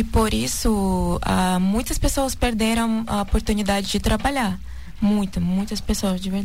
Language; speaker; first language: Portuguese; non-native, learner; Russian